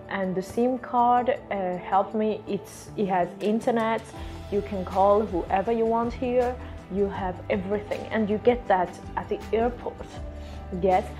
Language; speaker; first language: English; non-native, fluent; Swedish